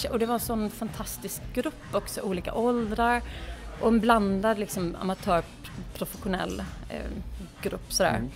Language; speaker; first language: Swedish; early bilingual, other home language; Polish